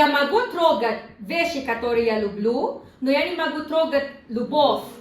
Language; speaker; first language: Russian; non-native, learner; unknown